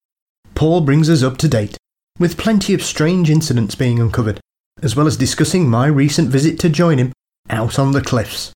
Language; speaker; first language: English; native; English